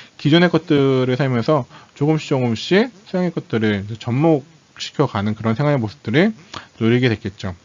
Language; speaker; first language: Korean; native; Korean